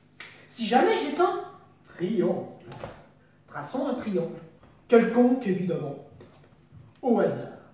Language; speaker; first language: French; native; French